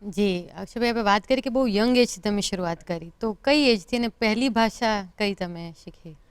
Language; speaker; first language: Gujarati; native; Gujarati